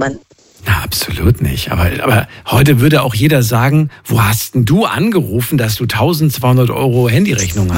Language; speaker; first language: German; native; German